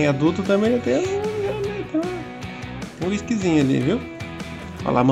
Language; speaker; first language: Portuguese; native; Portuguese